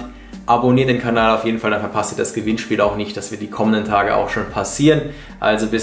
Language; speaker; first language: German; native; German